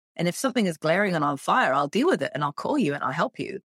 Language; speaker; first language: English; native; English